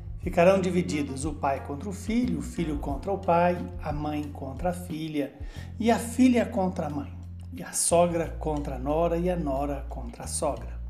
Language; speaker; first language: Portuguese; native; Portuguese